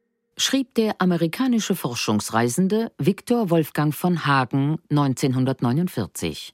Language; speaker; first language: German; native; German